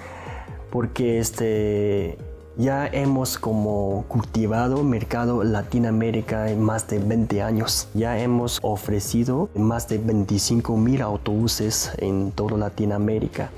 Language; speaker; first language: Spanish; non-native, learner; Chinese